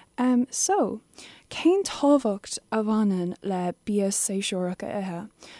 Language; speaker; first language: Irish; non-native, local second language; English